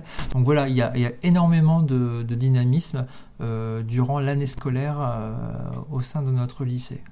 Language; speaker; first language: French; native; French